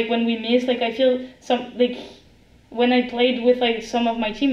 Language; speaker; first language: English; non-native, fluent; French